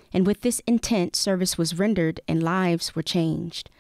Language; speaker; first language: English; native; English